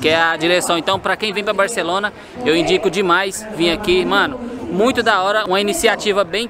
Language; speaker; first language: Portuguese; native; Portuguese